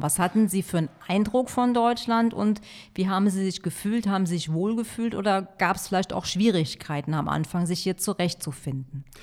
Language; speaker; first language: German; native; German